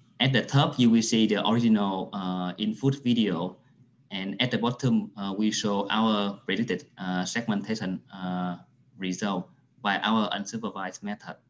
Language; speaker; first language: English; non-native, fluent; Vietnamese